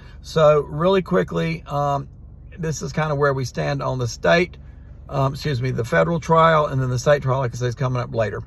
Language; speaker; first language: English; native; English